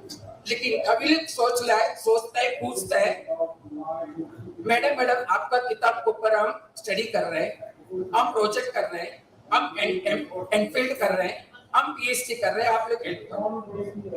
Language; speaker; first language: Hindi; non-native, local second language; Tamil